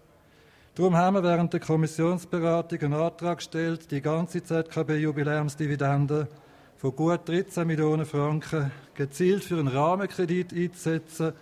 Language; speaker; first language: German; native; German